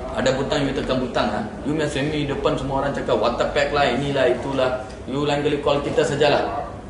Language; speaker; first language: Malay; non-native, local second language; Tamil